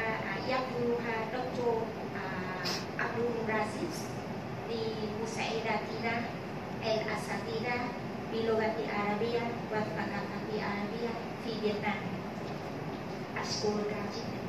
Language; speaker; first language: Arabic; non-native, fluent; Vietnamese